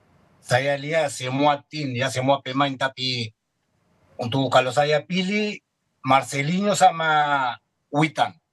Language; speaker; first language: Indonesian; non-native, fluent; Spanish